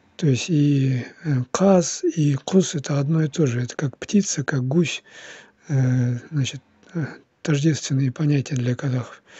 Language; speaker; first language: Russian; non-native, local second language; Kazakh